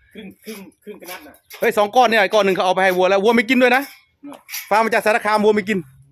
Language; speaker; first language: Thai; non-native, local second language; Northeastern Thai